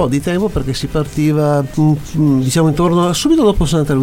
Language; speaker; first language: Italian; native; Italian